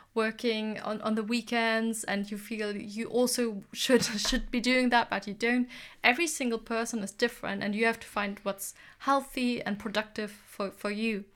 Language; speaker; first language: English; non-native, fluent; German